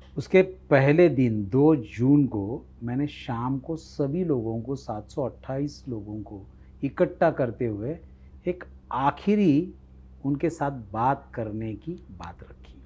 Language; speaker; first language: Hindi; non-native, local second language; Marathi